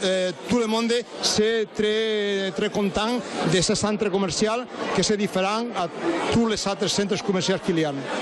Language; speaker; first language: French; non-native, learner; Spanish